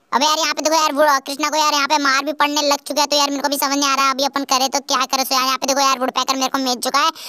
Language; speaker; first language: Hindi; native; Hindi